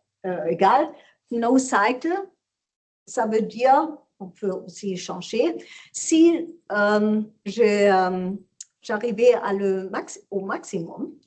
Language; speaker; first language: French; non-native, learner; German